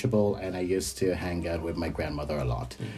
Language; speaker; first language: English; non-native, local second language; Yoruba